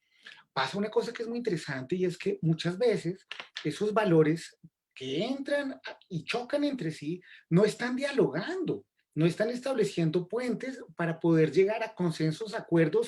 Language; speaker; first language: Spanish; native; Spanish